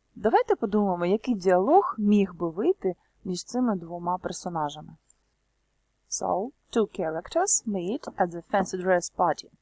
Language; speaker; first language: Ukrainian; native; Ukrainian